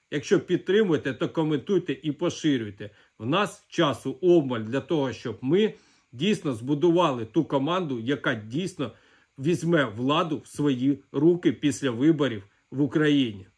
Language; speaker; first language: Ukrainian; native; Ukrainian